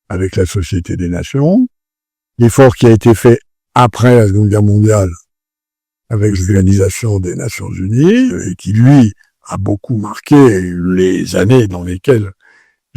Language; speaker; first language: French; native; French